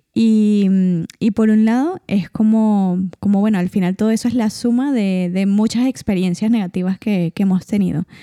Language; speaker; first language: Spanish; native; Spanish